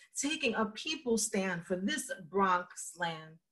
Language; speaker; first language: English; early bilingual, other home language; Spanish